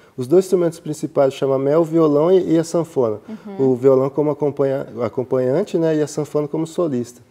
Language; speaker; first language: Portuguese; native; Portuguese